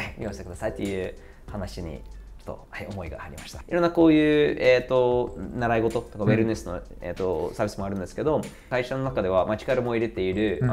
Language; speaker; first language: Japanese; non-native, fluent; English